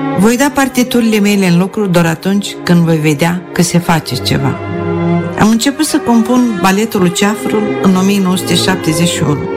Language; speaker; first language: Romanian; non-native, local second language; Russian